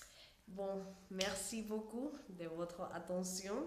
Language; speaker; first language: French; non-native, learner; Spanish